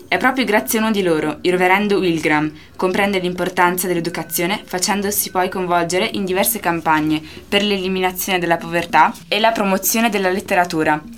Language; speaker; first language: Italian; native; Italian